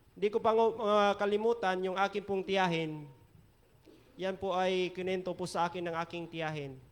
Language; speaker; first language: Filipino; non-native, local second language; Hiligaynon